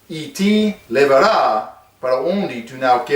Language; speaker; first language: Portuguese; non-native, fluent; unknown